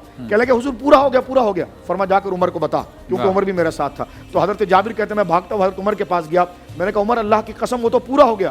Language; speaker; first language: Urdu; native; Urdu